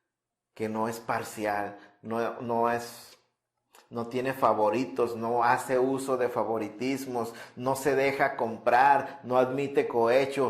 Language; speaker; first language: Spanish; native; Spanish